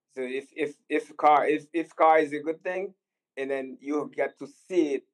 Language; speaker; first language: English; non-native, fluent; Haitian Creole